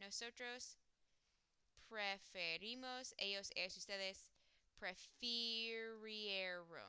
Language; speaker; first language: Spanish; non-native, fluent; English